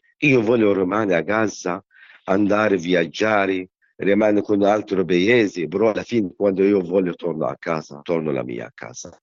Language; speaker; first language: Italian; non-native, learner; Arabic